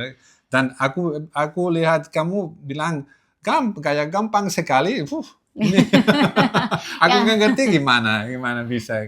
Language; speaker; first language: Indonesian; non-native, learner; Catalan